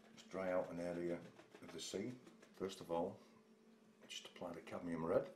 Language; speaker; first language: English; native; English